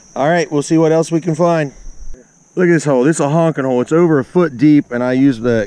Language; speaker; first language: English; native; English